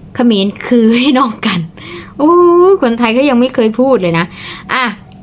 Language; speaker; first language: Thai; native; Thai